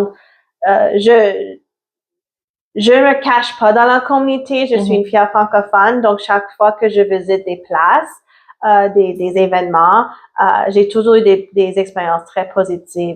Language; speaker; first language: French; early bilingual, other home language; Italian